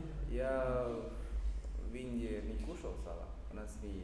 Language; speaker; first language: Russian; non-native, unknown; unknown